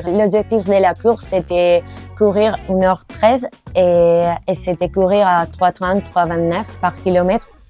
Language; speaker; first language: French; non-native, learner; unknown